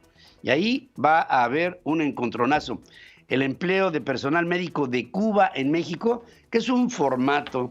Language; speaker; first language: Spanish; native; Spanish